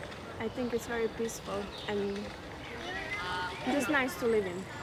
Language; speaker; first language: English; non-native, fluent; Croatian